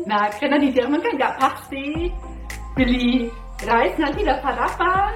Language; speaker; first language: Indonesian; non-native, fluent; German